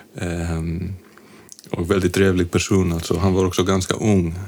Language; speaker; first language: Swedish; non-native, fluent; Greek